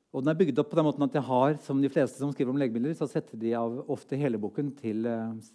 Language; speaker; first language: Norwegian; native; Norwegian